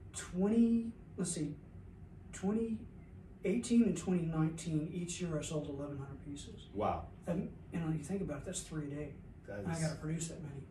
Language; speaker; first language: English; native; English